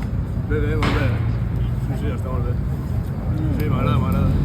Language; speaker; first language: Catalan; non-native, local second language; Spanish